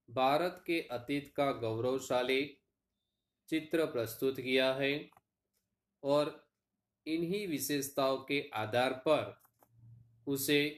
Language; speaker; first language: Hindi; non-native, local second language; Gujarati